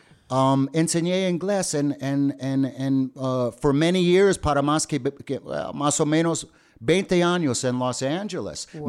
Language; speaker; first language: Spanish; non-native, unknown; English